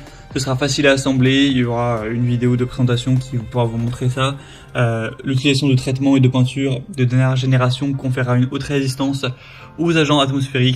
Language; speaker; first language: French; native; French